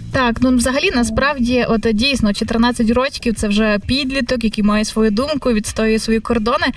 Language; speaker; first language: Ukrainian; native; Ukrainian